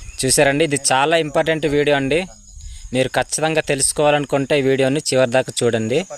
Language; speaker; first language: Telugu; non-native, local second language; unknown